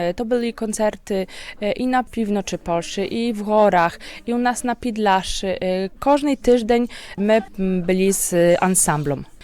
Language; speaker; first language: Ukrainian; early bilingual, heritage; Ukrainian